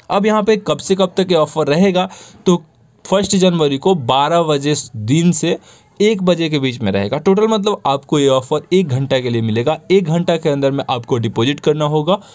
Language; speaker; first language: Hindi; native; Hindi